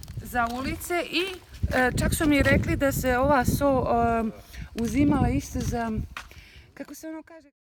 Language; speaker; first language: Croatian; non-native, fluent; German